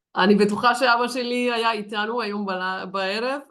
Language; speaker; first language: Hebrew; non-native, fluent; Turkish